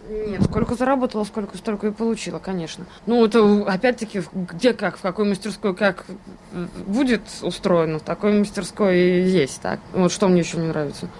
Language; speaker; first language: Russian; native; Russian